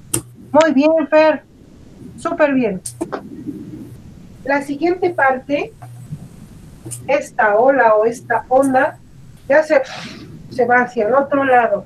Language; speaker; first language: Spanish; native; Spanish